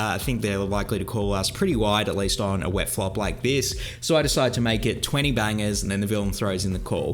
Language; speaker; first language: English; native; English